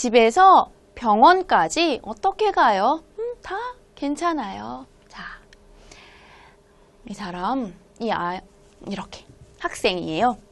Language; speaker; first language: Korean; non-native, fluent; Hmong